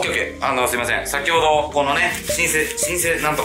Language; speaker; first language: Japanese; native; Japanese